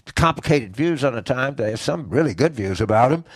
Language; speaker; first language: English; native; English